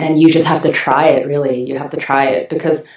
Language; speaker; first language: English; non-native, local second language; Cantonese